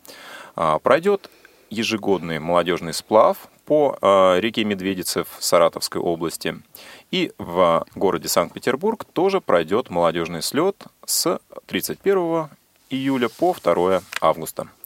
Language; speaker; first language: Russian; native; Russian